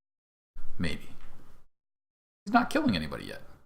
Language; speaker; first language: English; native; English